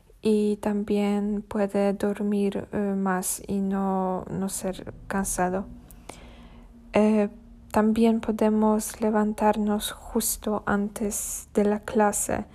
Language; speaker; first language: Spanish; non-native, learner; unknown